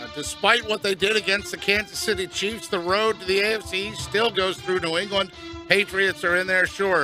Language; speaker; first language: English; native; English